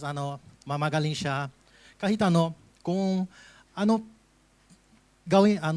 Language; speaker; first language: Filipino; non-native, learner; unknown